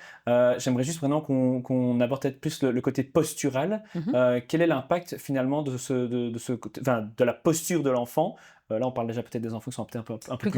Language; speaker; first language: French; native; French